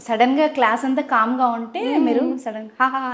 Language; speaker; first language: Telugu; native; Telugu